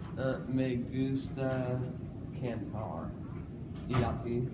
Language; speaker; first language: Spanish; non-native, learner; English